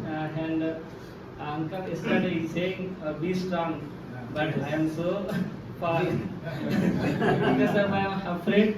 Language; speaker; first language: English; non-native, learner; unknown